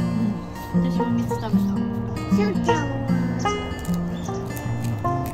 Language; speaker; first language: Japanese; native; Japanese